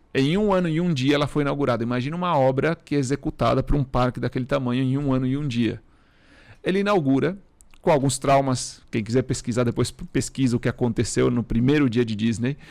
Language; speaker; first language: Portuguese; early bilingual, other home language; Spanish